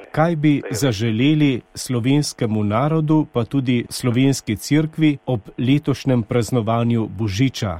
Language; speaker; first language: Slovenian; native; Slovenian